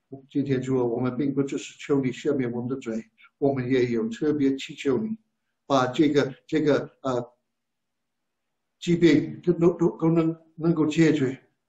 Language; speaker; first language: Chinese; non-native, fluent; English